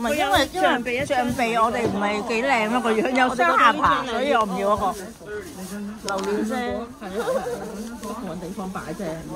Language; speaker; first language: Chinese; native; Chinese